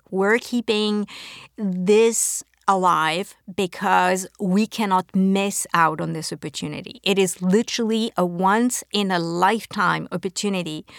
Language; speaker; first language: English; non-native, fluent; French